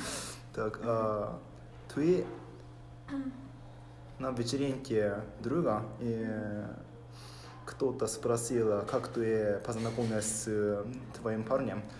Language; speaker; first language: Russian; non-native, fluent; Japanese